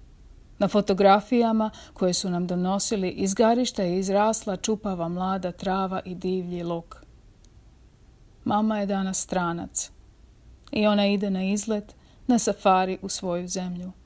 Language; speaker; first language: Croatian; native; Croatian